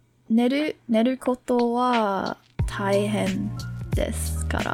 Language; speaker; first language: Japanese; non-native, learner; English